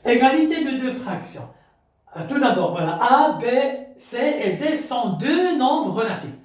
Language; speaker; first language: French; non-native, local second language; Arabic